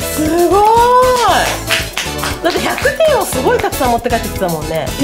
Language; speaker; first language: Japanese; native; Japanese